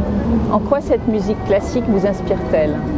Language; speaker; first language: French; native; French